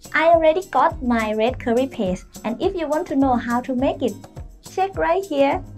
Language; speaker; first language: English; non-native, fluent; Thai